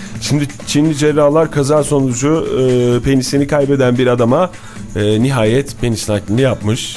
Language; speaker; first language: Turkish; native; Turkish